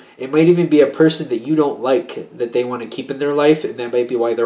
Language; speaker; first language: English; native; English